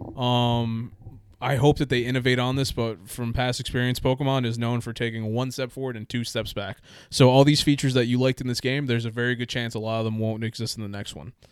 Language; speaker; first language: English; native; English